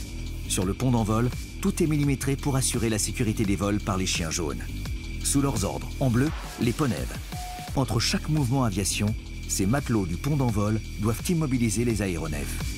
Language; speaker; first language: French; native; French